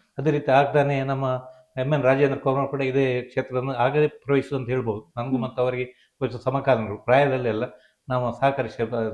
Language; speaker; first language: Kannada; non-native, local second language; Konkani